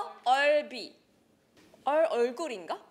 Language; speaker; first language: Korean; non-native, learner; Indonesian